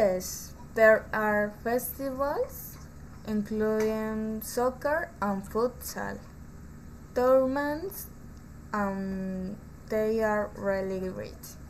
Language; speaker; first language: English; non-native, learner; Spanish